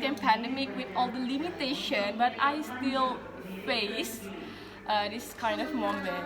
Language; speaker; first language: English; non-native, fluent; Indonesian